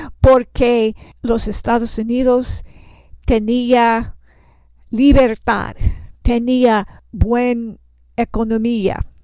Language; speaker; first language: Spanish; non-native, learner; English